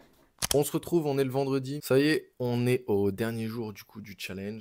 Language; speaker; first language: French; native; French